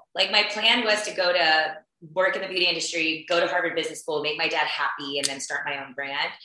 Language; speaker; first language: English; early bilingual, other home language; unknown